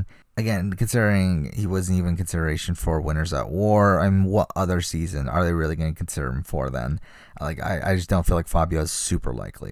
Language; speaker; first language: English; native; English